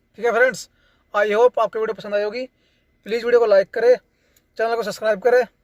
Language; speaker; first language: Hindi; native; Hindi